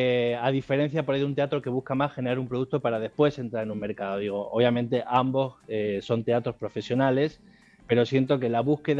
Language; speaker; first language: Spanish; native; Spanish